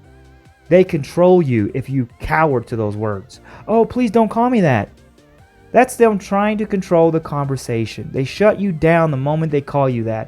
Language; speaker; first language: English; native; English